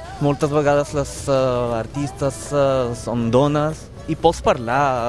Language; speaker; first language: Catalan; non-native, fluent; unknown